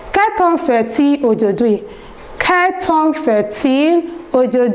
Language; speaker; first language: French; non-native, learner; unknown